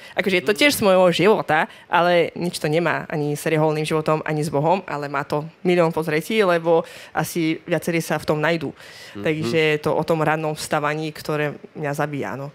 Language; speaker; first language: Slovak; non-native, fluent; Russian